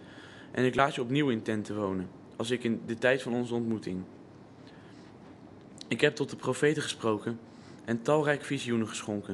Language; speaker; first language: Dutch; native; Dutch